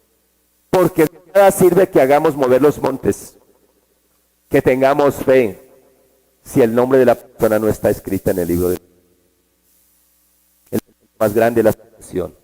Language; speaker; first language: Spanish; native; Spanish